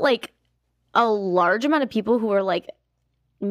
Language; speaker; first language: English; native; English